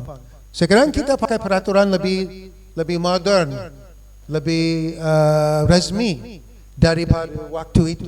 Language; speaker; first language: Indonesian; non-native, fluent; English